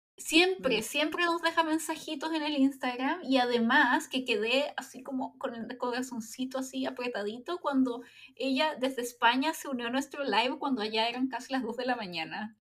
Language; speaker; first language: Spanish; native; Spanish